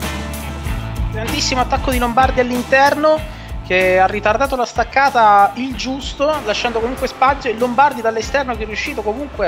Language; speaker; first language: Italian; native; Italian